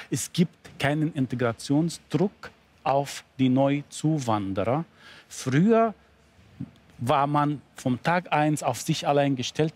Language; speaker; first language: German; non-native, fluent; Arabic